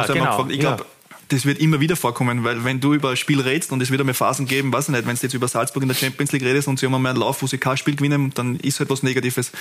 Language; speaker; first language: German; native; German